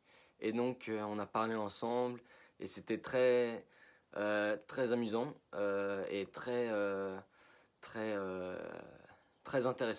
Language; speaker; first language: French; non-native, fluent; English